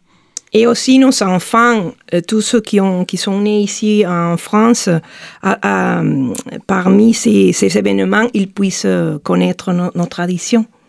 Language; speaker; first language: French; non-native, fluent; Spanish